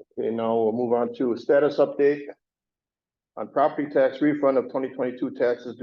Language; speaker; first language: English; native; English